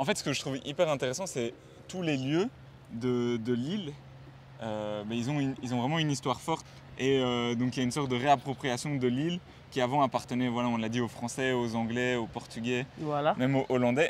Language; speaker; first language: French; native; French